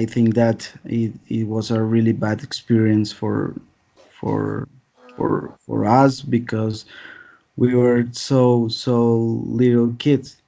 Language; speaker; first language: English; non-native, learner; Spanish